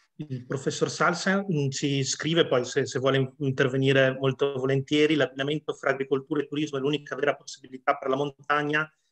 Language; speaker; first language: Italian; native; Italian